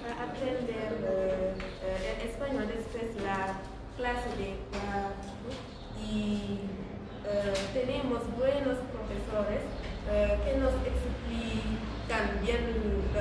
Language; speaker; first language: Spanish; non-native, learner; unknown